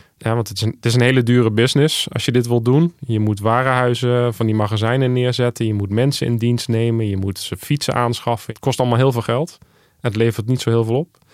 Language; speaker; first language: Dutch; native; Dutch